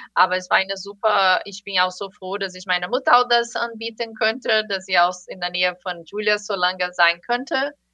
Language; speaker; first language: German; non-native, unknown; Portuguese